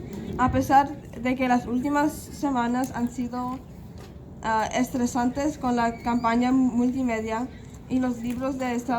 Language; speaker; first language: Spanish; non-native, local second language; English